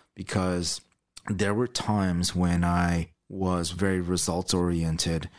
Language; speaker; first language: English; native; English